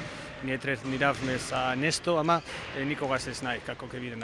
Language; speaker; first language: Macedonian; non-native, learner; Spanish